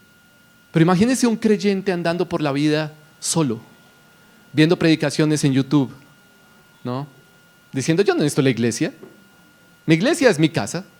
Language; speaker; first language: Spanish; native; Spanish